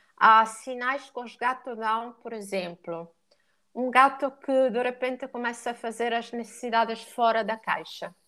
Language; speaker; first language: Portuguese; non-native, fluent; Italian